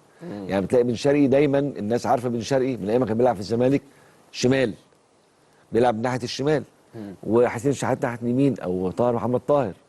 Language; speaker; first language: Arabic; native; Arabic